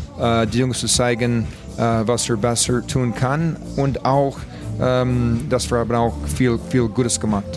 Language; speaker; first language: German; non-native, fluent; English